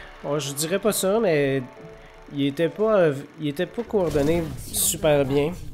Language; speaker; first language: French; native; French